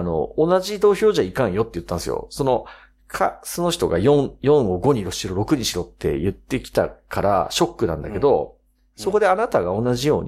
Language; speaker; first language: Japanese; native; Japanese